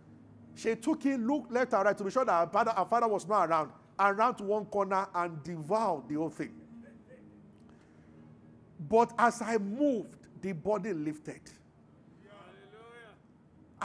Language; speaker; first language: English; non-native, local second language; Yoruba